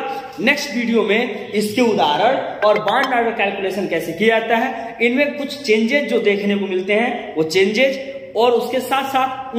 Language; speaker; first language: Hindi; native; Hindi